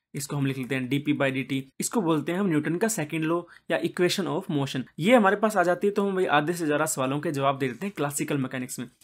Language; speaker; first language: Hindi; native; Hindi